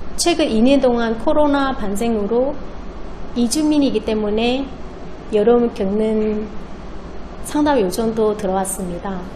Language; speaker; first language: Korean; non-native, fluent; Vietnamese